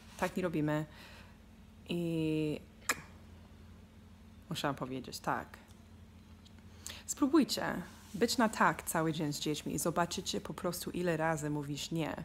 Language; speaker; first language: Polish; early bilingual, heritage; Polish